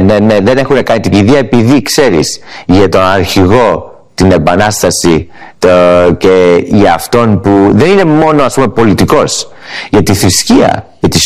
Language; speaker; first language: Greek; early bilingual, heritage; Greek